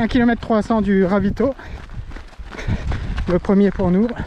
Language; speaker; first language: French; native; French